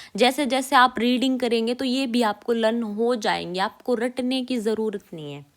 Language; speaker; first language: Hindi; native; Hindi